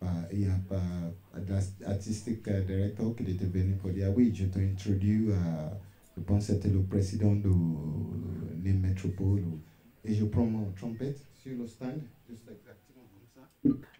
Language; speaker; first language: French; non-native, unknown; Yoruba